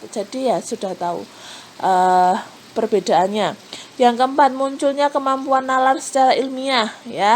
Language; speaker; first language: Indonesian; native; Indonesian